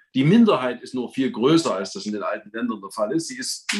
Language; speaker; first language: German; native; German